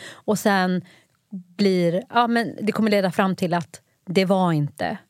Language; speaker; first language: Swedish; early bilingual, other home language; Somali